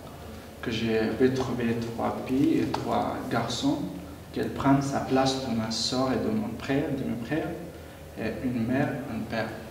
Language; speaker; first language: French; non-native, learner; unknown